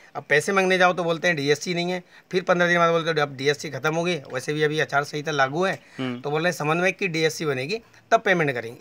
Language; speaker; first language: Hindi; native; Hindi